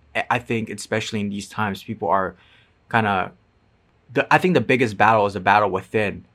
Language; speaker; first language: English; non-native, fluent; Cantonese